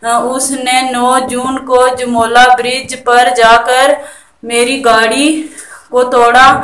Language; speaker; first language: Hindi; native; Hindi